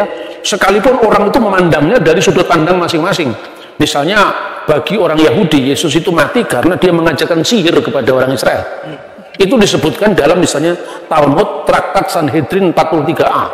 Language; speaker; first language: Indonesian; native; Indonesian